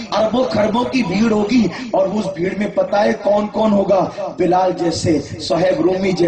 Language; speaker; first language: Urdu; native; Urdu